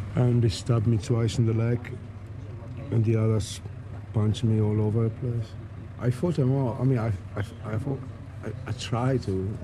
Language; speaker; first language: English; non-native, learner; Italian